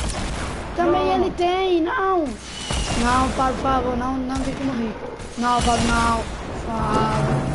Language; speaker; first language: Portuguese; non-native, fluent; Italian